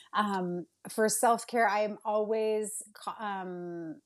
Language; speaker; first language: English; native; English